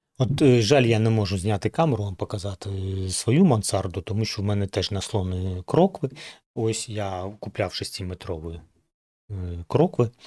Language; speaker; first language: Ukrainian; non-native, local second language; Russian